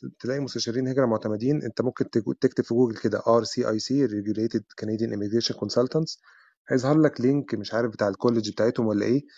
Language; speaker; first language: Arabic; native; Arabic